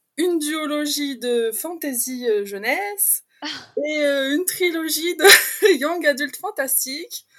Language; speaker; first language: French; native; French